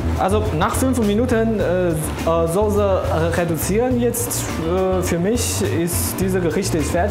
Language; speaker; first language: German; non-native, fluent; Chinese